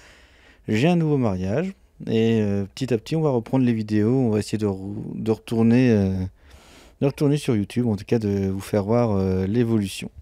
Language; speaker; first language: French; native; French